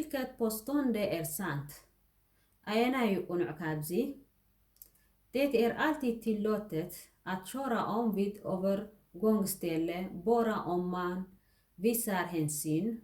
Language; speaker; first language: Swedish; non-native, learner; Tigrinya